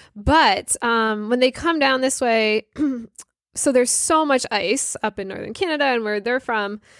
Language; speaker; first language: English; native; English